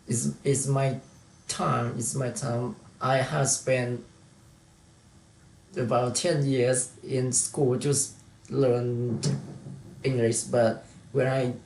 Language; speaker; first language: English; non-native, learner; Vietnamese